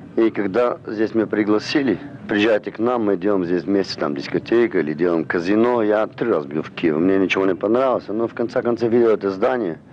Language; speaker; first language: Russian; non-native, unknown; Armenian